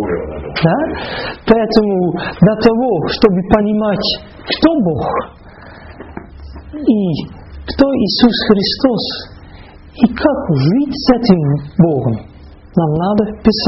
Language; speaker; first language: Russian; non-native, fluent; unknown